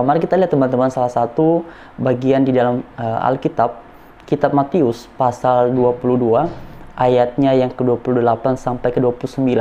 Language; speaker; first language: Indonesian; native; Indonesian